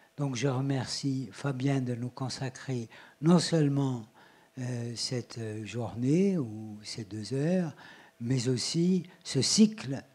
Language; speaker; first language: French; native; French